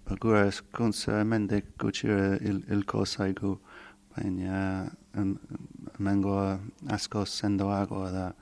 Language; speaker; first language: Basque; non-native, learner; Irish